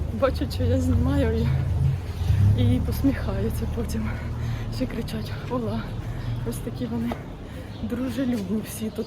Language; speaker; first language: Ukrainian; non-native, local second language; Russian